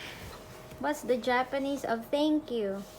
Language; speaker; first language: English; non-native, local second language; Filipino